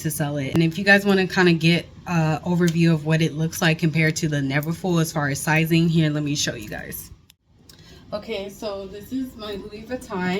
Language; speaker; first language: English; native; English